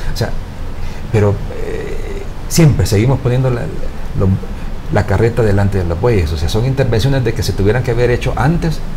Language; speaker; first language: Spanish; native; Spanish